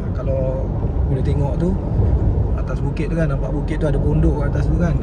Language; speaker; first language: Malay; native; Malay